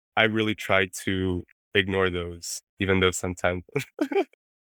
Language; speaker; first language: English; non-native, fluent; Spanish